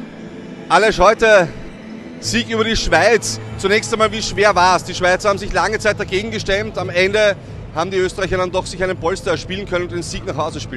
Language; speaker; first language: German; native; German